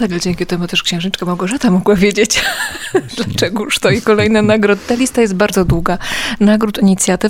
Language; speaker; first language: Polish; native; Polish